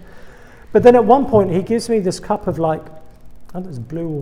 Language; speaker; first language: English; native; English